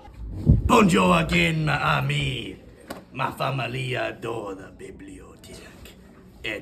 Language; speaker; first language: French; non-native, learner; English